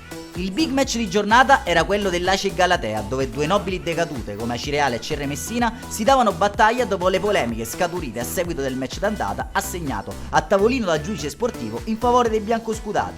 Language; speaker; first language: Italian; native; Italian